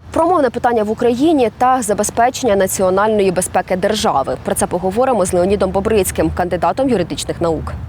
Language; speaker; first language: Ukrainian; native; Ukrainian